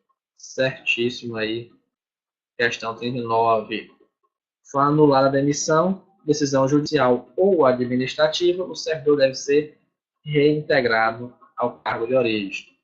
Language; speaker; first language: Portuguese; native; Portuguese